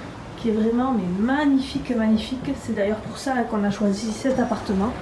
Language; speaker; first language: French; native; French